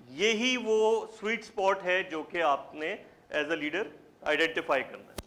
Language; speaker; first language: Urdu; native; Urdu